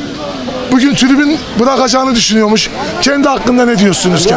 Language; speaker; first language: Turkish; native; Turkish